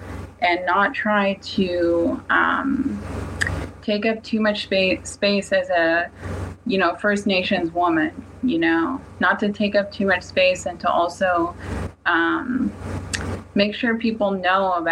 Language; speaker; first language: English; native; English